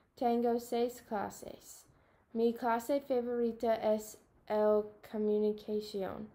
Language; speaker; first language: Spanish; non-native, learner; English